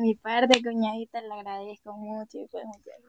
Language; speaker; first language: Spanish; native; Spanish